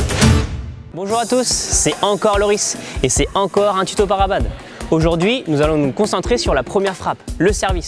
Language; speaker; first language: French; native; French